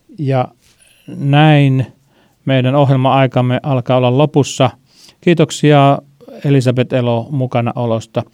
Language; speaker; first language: Finnish; native; Finnish